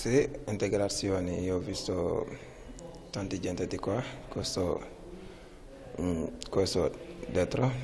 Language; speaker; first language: Italian; non-native, learner; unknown